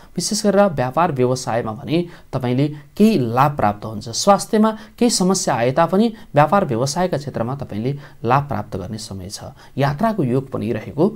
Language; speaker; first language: Nepali; native; Nepali